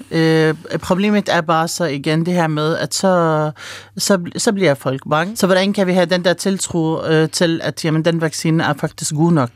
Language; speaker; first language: Danish; early bilingual, other home language; Arabic